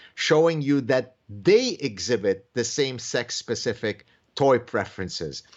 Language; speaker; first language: English; early bilingual, other home language; Arabic